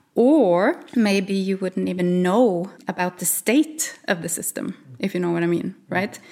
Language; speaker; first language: English; non-native, fluent; Norwegian